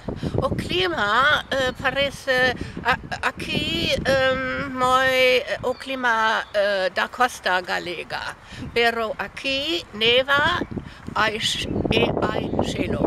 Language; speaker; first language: Galician; non-native, learner; German